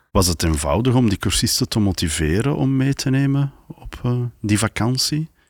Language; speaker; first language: Dutch; native; Dutch